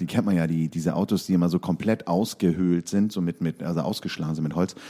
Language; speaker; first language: German; native; German